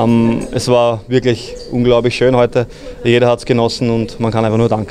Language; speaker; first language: German; native; German